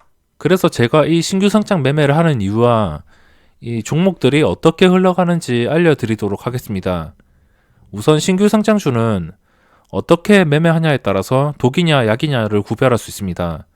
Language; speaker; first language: Korean; native; Korean